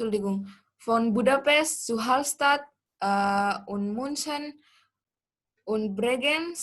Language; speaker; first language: German; non-native, learner; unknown